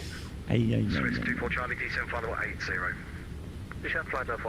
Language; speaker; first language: English; native; English